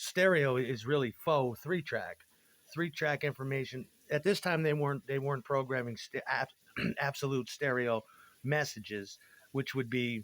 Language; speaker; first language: English; native; English